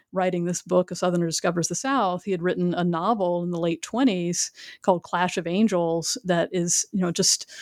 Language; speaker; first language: English; native; English